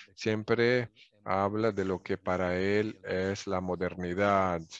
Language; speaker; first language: Spanish; non-native, fluent; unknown